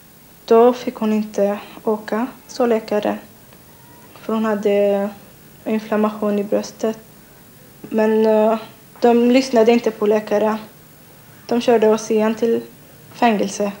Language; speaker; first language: Swedish; non-native, learner; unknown